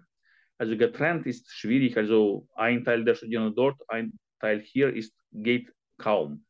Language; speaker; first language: German; non-native, fluent; Ukrainian